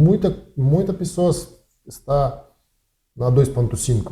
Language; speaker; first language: Portuguese; non-native, learner; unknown